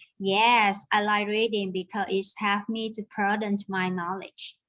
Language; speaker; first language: English; non-native, learner; Vietnamese